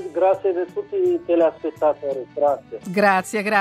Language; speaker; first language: Italian; non-native, learner; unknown